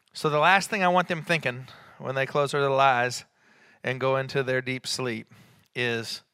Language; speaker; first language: English; native; English